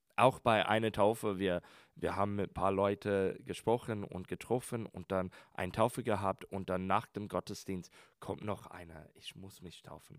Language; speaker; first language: German; non-native, learner; English